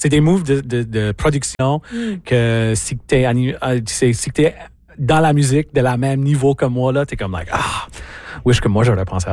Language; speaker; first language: French; native; French